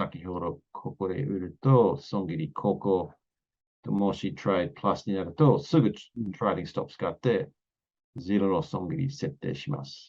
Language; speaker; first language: Japanese; non-native, learner; English